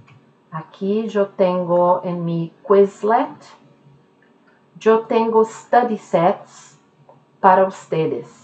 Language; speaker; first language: Spanish; non-native, fluent; Norwegian